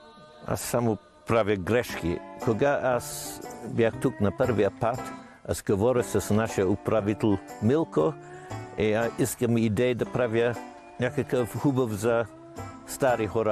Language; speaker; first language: Bulgarian; non-native, learner; English